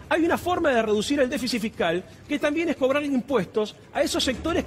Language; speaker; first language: Spanish; native; Spanish